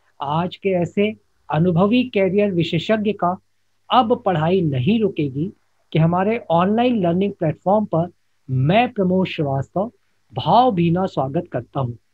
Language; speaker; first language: Hindi; native; Hindi